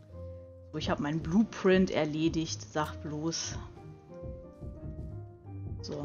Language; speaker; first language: German; native; German